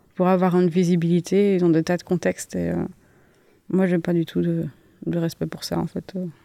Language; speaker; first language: French; native; French